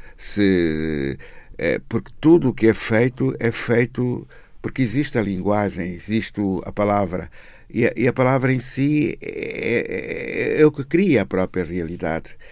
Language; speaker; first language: Portuguese; native; Portuguese